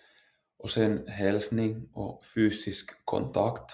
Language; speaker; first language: Swedish; non-native, local second language; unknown